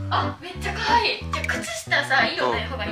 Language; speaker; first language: Japanese; native; Japanese